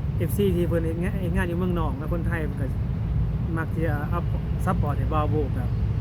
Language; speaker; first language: Thai; native; Thai